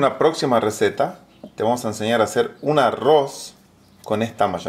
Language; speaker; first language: Spanish; native; Spanish